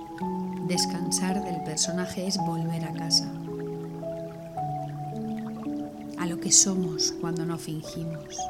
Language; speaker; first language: Spanish; native; Spanish